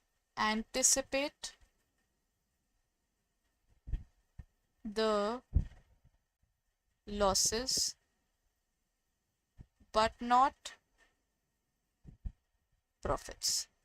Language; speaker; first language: English; non-native, local second language; Hindi